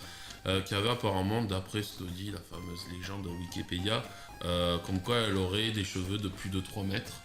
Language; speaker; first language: French; native; French